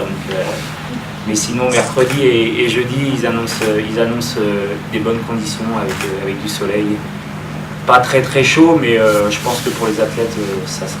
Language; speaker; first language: French; native; French